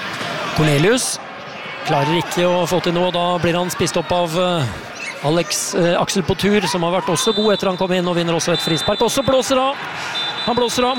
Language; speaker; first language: Norwegian; native; Norwegian